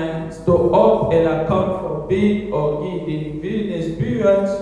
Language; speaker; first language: Danish; non-native, fluent; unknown